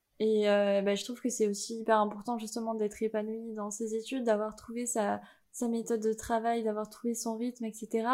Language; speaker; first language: French; native; French